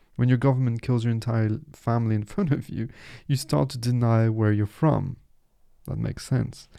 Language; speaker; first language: English; non-native, fluent; French